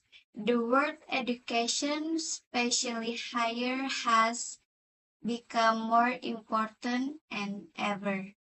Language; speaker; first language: English; non-native, learner; Indonesian